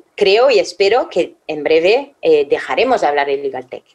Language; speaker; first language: Spanish; non-native, fluent; French